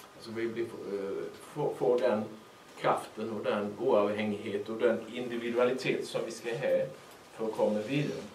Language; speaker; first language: Swedish; native; Swedish